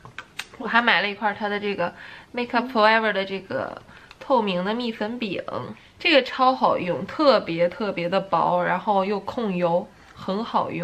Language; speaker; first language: Chinese; native; Chinese